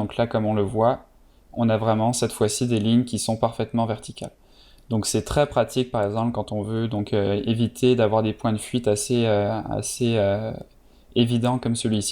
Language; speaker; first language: French; native; French